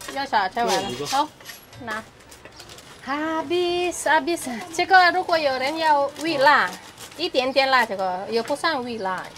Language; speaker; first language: Chinese; non-native, fluent; Indonesian